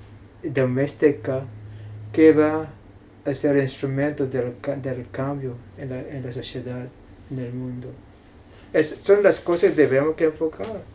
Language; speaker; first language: Spanish; non-native, fluent; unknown